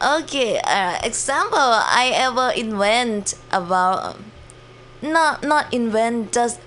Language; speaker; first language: English; non-native, learner; Thai